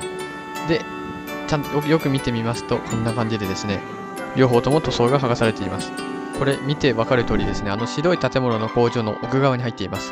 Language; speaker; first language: Japanese; native; Japanese